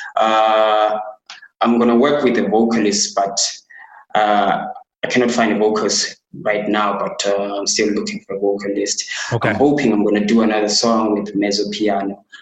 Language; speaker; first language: English; non-native, local second language; Xhosa